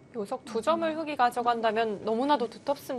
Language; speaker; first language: Korean; native; Korean